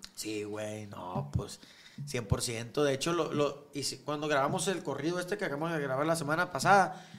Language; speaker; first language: Spanish; native; Spanish